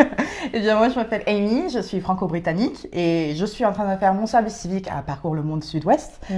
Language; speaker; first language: French; native; French